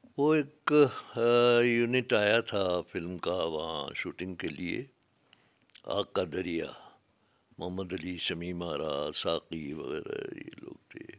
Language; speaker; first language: Urdu; non-native, local second language; Sindhi